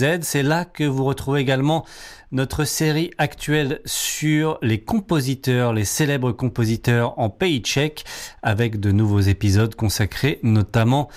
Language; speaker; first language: French; native; French